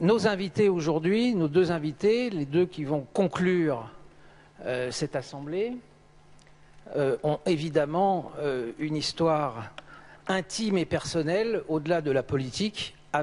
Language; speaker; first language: French; native; French